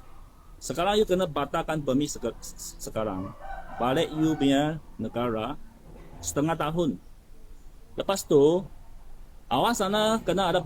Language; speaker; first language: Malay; non-native, local second language; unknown